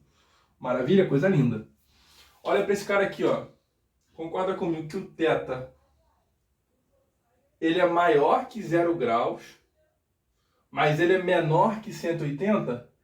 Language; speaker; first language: Portuguese; native; Portuguese